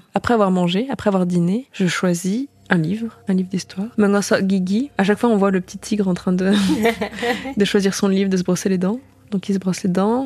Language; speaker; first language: French; early bilingual, other home language; Indonesian